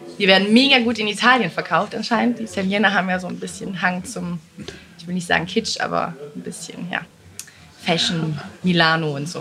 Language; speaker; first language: German; early bilingual, other home language; Italian